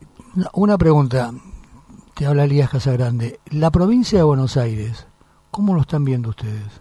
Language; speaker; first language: Spanish; native; Spanish